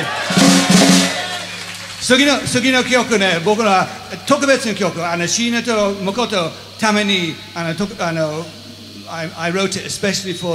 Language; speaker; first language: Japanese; non-native, learner; English